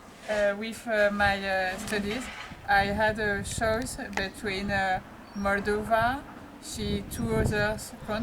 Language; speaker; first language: English; non-native, learner; French